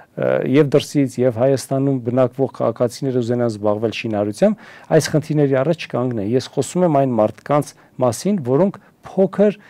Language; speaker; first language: Armenian; early bilingual, heritage; Armenian